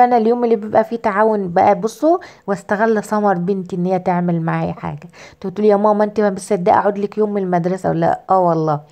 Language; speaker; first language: Arabic; native; Arabic